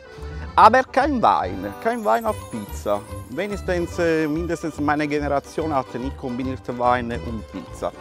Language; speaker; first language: German; non-native, fluent; Italian